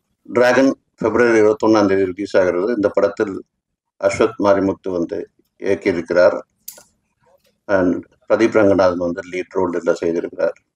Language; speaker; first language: Tamil; native; Tamil